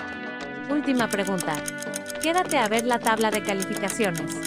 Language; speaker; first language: Spanish; native; Spanish